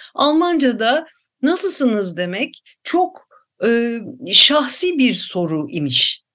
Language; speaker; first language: Turkish; native; Turkish